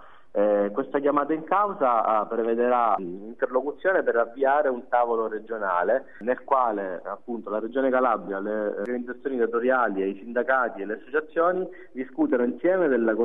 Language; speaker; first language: Italian; native; Italian